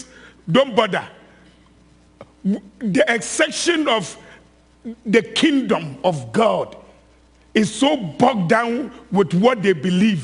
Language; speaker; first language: English; non-native, local second language; Akan